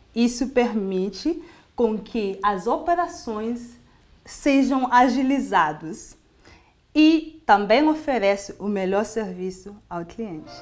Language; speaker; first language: Portuguese; non-native, learner; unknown